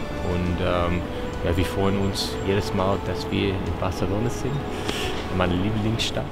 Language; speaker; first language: German; non-native, fluent; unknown